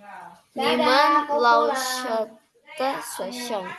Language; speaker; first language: Chinese; non-native, learner; Indonesian